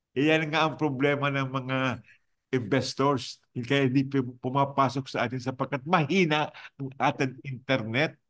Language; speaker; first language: Filipino; non-native, local second language; Bikol